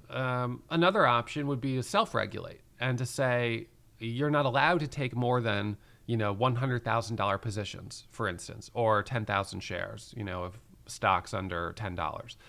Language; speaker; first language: English; native; English